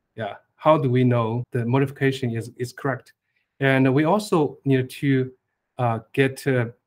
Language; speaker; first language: English; non-native, fluent; Chinese